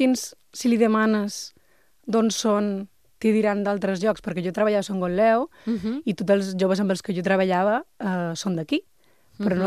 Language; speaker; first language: Catalan; non-native, local second language; Spanish